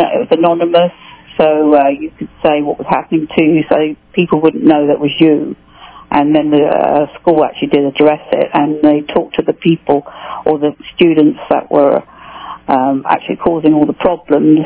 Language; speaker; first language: English; native; English